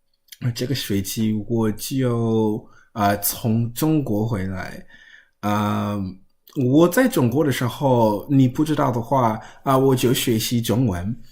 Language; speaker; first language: Chinese; non-native, learner; English